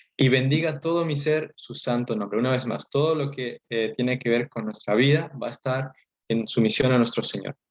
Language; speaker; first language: Spanish; early bilingual, heritage; Spanish